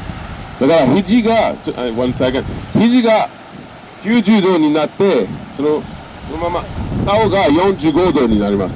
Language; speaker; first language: Japanese; non-native, fluent; French